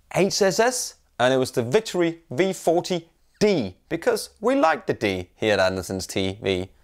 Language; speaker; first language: English; non-native, fluent; Danish